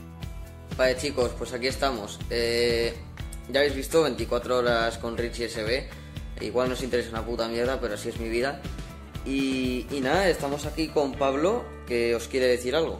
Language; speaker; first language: Spanish; native; Spanish